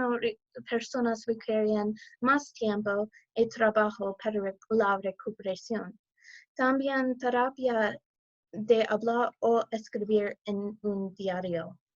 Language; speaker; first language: Spanish; non-native, learner; English